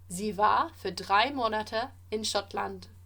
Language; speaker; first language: German; non-native, fluent; English